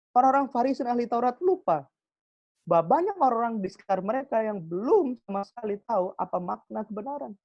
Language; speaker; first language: Indonesian; non-native, local second language; Javanese